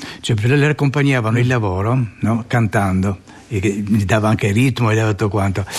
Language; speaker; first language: Italian; native; Italian